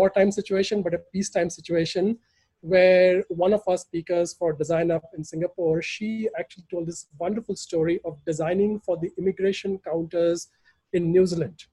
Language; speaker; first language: English; non-native, local second language; Gujarati